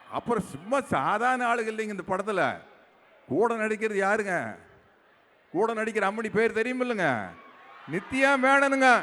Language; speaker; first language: Tamil; native; Tamil